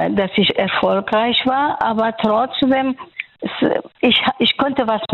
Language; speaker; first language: German; non-native, fluent; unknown